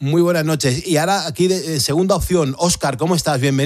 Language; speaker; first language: Spanish; native; Spanish